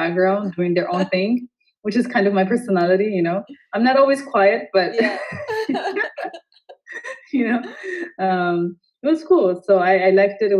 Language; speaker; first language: English; non-native, fluent; Amharic